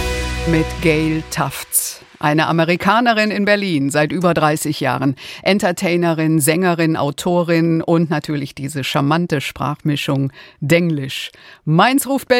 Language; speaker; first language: German; native; German